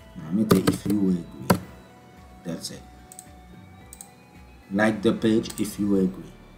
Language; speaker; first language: English; non-native, learner; Haitian Creole